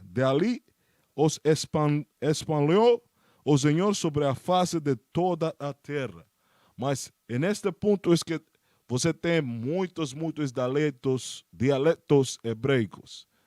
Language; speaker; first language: Portuguese; non-native, fluent; Spanish